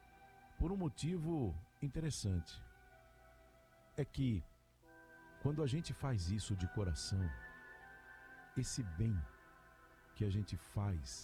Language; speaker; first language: Portuguese; native; Portuguese